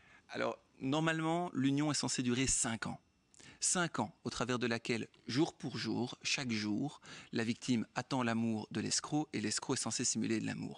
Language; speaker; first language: French; native; French